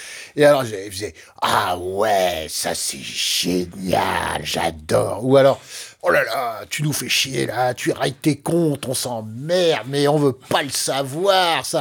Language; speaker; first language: French; native; French